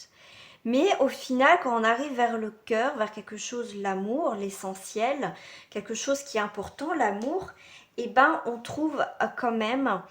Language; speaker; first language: French; native; French